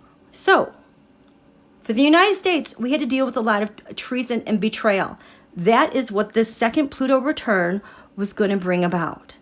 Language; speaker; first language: English; native; English